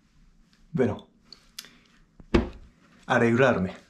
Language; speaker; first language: Spanish; non-native, learner; Japanese